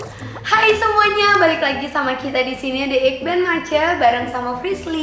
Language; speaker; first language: Indonesian; native; Indonesian